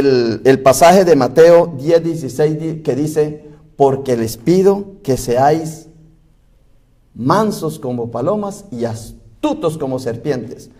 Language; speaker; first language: Spanish; native; Spanish